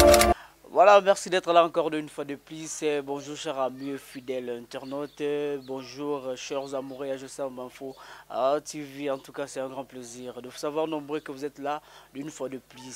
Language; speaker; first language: French; non-native, local second language; Lingala